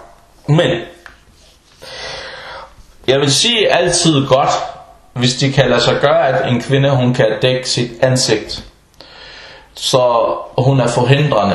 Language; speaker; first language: Danish; non-native, fluent; Arabic